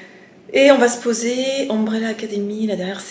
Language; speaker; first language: French; native; French